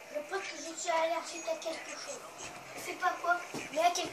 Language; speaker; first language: French; native; French